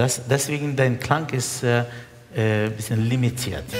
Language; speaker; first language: German; non-native, fluent; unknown